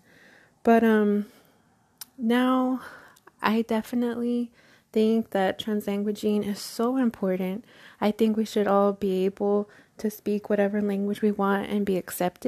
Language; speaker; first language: English; early bilingual, other home language; Spanish